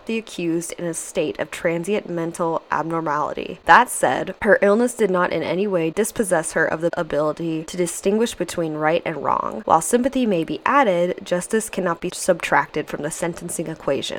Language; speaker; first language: English; native; English